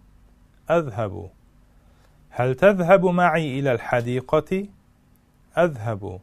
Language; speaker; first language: Arabic; non-native, fluent; Uzbek